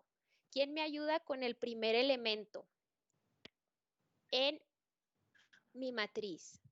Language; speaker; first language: Spanish; native; Spanish